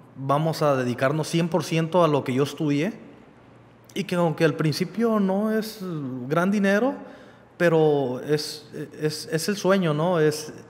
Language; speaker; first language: Spanish; early bilingual, heritage; Spanish